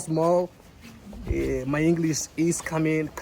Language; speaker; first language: English; non-native, learner; Portuguese